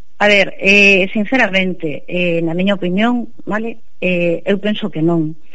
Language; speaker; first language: Galician; non-native, local second language; Spanish